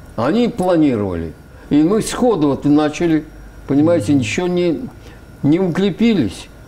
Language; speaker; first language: Russian; native; Russian